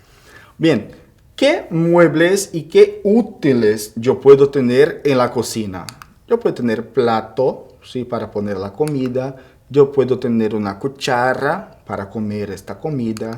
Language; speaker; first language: Spanish; non-native, fluent; Portuguese